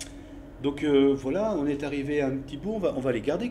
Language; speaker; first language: French; native; French